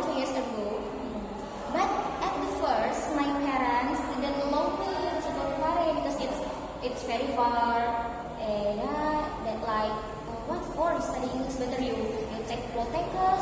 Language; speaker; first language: English; non-native, learner; Indonesian